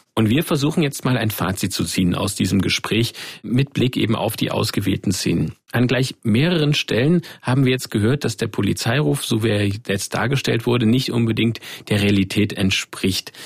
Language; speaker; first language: German; native; German